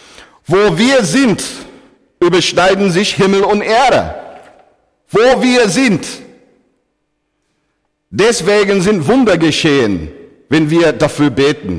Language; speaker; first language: German; non-native, fluent; English